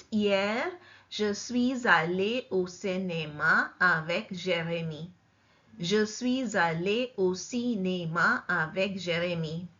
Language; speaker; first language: French; non-native, fluent; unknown